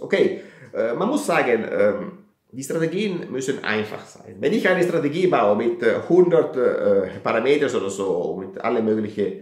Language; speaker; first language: German; non-native, fluent; Italian